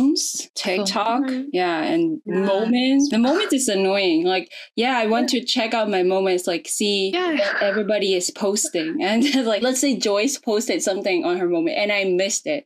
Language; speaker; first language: English; non-native, local second language; Filipino